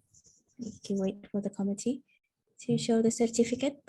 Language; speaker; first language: English; non-native, fluent; Indonesian